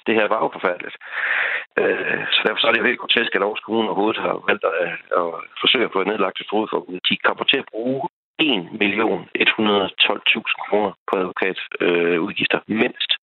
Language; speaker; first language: Danish; native; Danish